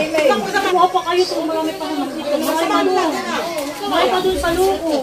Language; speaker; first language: Filipino; native; Filipino